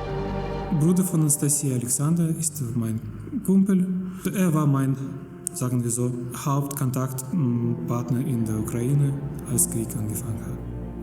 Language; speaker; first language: German; non-native, fluent; Russian